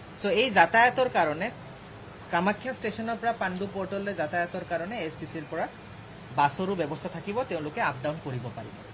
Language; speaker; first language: Assamese; native; Assamese